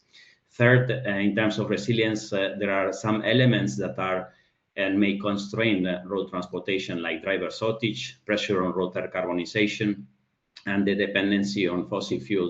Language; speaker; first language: English; non-native, fluent; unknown